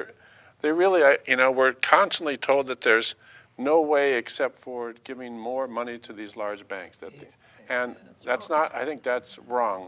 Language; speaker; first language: English; native; English